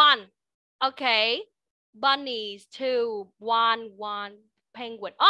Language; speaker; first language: English; non-native, fluent; Vietnamese